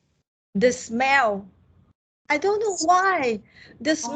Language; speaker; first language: English; non-native, learner; Vietnamese